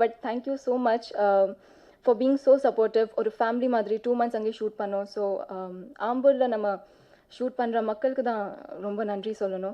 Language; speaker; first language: Tamil; non-native, fluent; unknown